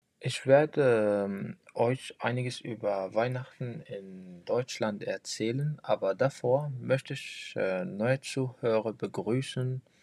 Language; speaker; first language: German; non-native, fluent; French